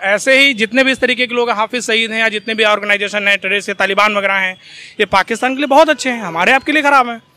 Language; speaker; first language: Hindi; native; Hindi